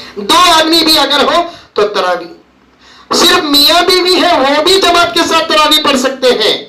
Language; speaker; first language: Urdu; native; Urdu